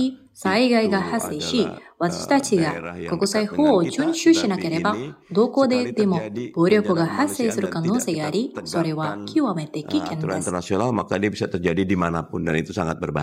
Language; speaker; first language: Japanese; non-native, fluent; Indonesian